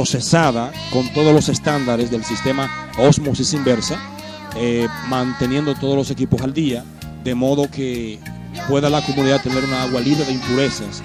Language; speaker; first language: Spanish; native; Spanish